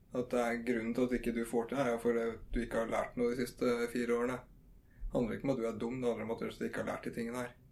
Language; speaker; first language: Norwegian; native; Norwegian